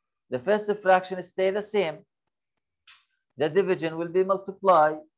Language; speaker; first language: English; non-native, fluent; Arabic